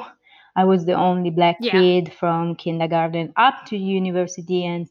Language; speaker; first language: English; non-native, fluent; Italian